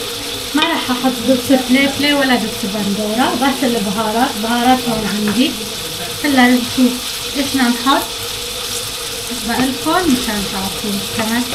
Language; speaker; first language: Arabic; non-native, local second language; Kurdish